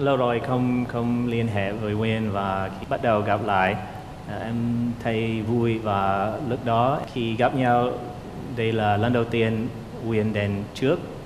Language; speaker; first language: Vietnamese; non-native, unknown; English